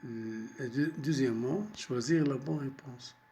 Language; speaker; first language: French; non-native, local second language; Arabic